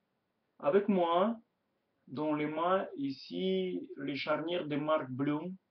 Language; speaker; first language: French; non-native, learner; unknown